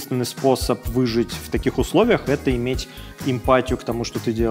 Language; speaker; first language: Russian; native; Russian